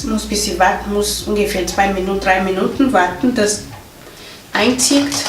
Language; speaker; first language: German; non-native, fluent; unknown